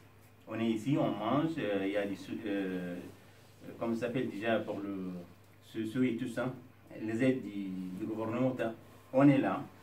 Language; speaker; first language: French; non-native, learner; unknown